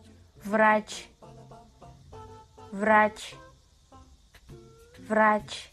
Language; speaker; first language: Russian; non-native, fluent; Kazakh